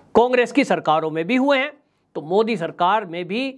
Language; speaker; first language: Hindi; native; Hindi